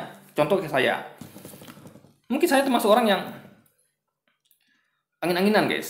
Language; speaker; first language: Indonesian; native; Indonesian